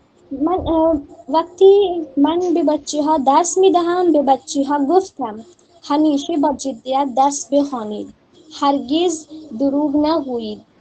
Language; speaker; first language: Persian; non-native, learner; Urdu